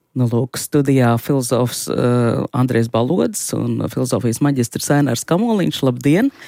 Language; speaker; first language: Latvian; native; Latvian